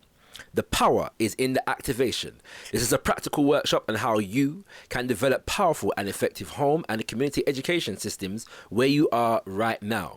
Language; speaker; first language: English; native; English